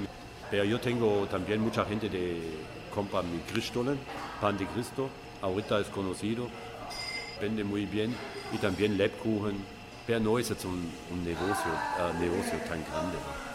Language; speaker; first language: Spanish; non-native, fluent; German